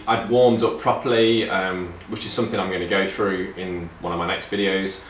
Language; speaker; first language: English; native; English